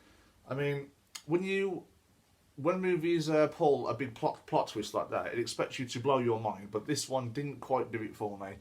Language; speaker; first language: English; native; English